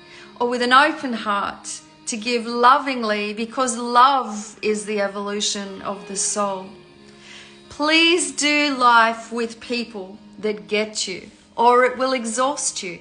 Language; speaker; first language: English; native; English